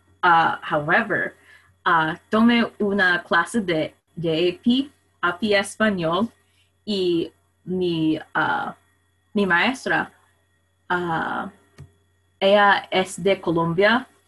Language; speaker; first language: Spanish; non-native, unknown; English